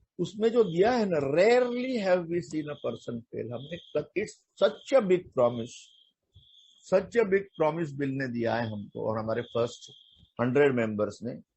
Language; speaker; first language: Hindi; non-native, local second language; Marathi